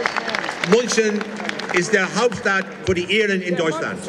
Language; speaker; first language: German; non-native, fluent; English